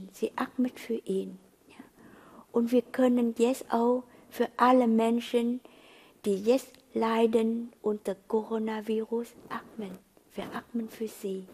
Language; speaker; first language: German; non-native, fluent; Vietnamese